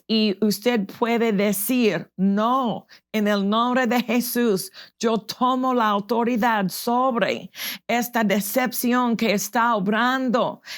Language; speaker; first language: Spanish; non-native, fluent; English